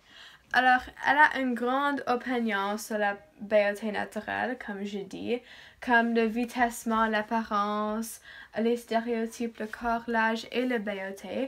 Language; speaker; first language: French; non-native, learner; English